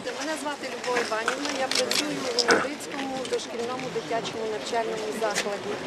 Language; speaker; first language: Ukrainian; native; Ukrainian